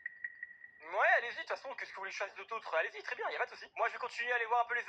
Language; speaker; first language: French; native; French